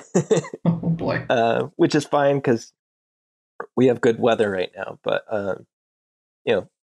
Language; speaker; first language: English; native; English